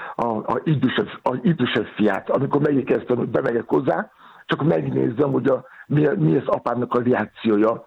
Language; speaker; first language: Hungarian; non-native, fluent; Yoruba